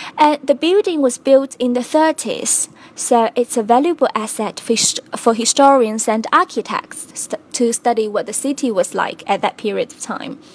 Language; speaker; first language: English; non-native, fluent; Chinese